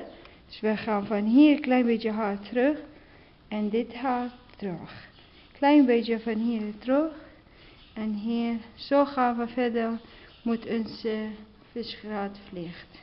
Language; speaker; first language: Dutch; non-native, learner; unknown